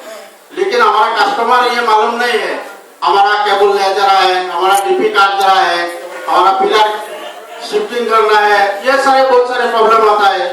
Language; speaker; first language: Hindi; non-native, local second language; Mizo